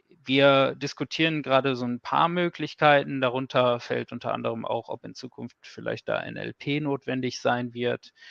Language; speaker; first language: German; native; German